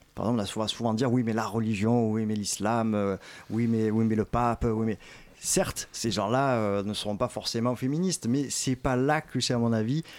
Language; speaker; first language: French; native; French